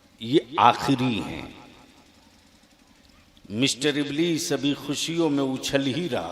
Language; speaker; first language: Urdu; native; Urdu